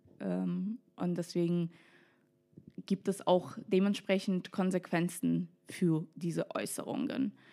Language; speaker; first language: German; non-native, fluent; Russian